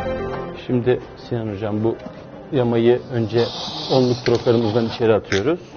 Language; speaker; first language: Turkish; native; Turkish